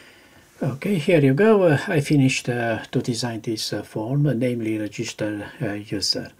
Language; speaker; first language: English; non-native, fluent; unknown